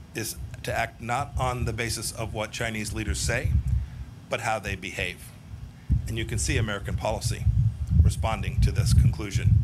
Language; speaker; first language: English; native; English